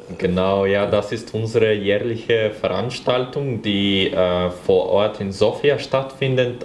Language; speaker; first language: German; non-native, fluent; Bulgarian